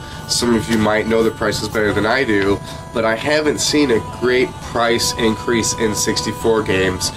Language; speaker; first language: English; native; English